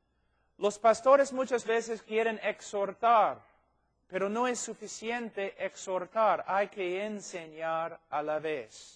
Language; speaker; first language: Spanish; non-native, fluent; English